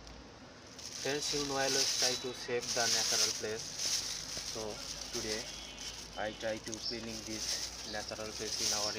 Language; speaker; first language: English; non-native, learner; Bangla